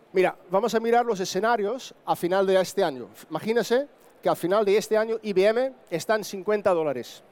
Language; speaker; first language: Spanish; non-native, fluent; Dutch